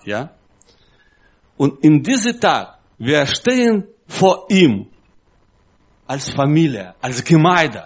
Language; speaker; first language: German; non-native, learner; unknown